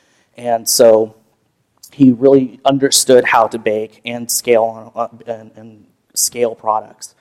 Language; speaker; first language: English; native; English